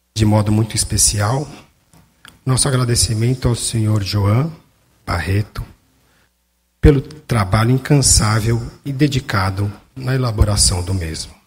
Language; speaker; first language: Portuguese; native; Portuguese